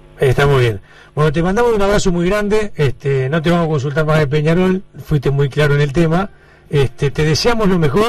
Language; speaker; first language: Spanish; native; Spanish